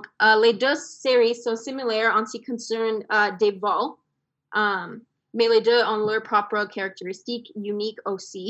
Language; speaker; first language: French; non-native, fluent; English